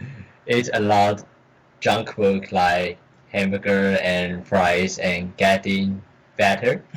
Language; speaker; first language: English; non-native, learner; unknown